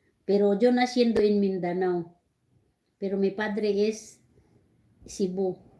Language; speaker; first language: Spanish; non-native, learner; Cebuano